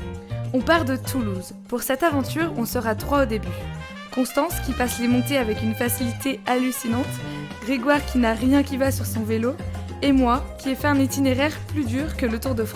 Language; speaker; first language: French; native; French